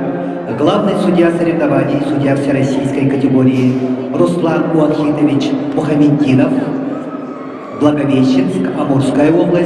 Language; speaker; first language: Russian; native; Russian